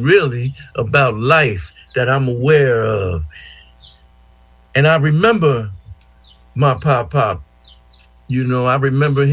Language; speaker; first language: English; native; English